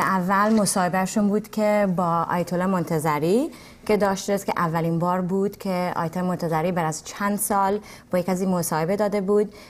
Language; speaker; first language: Persian; early bilingual, heritage; Persian